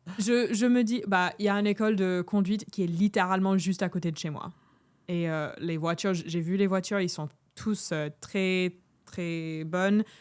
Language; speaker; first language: French; non-native, fluent; English